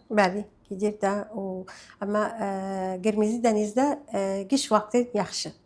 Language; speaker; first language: Azerbaijani; non-native, learner; Arabic